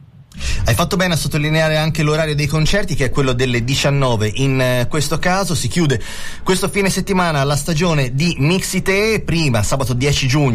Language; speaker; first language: Italian; native; Italian